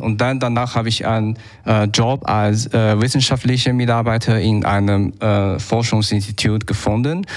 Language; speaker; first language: German; non-native, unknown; Chinese